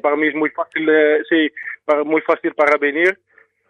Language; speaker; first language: Spanish; non-native, fluent; Dutch